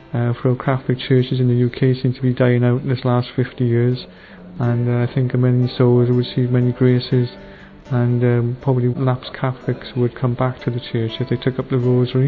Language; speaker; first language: English; native; English